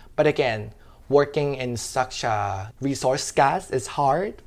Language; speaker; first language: English; non-native, fluent; Thai